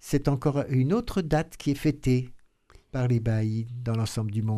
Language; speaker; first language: French; native; French